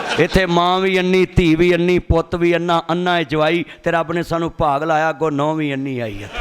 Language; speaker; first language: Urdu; non-native, local second language; Punjabi